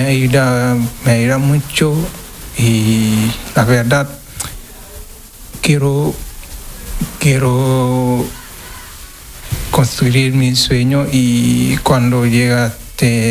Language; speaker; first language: Spanish; non-native, learner; Wolof